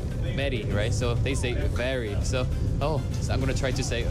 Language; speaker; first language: English; non-native, learner; Korean